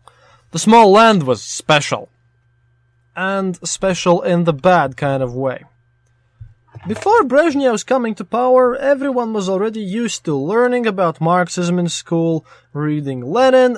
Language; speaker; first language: English; non-native, fluent; Latvian